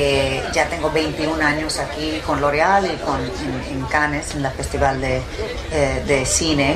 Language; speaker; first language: Spanish; early bilingual, heritage; Spanish